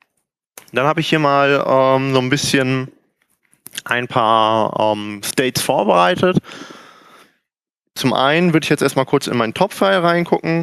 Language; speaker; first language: German; native; German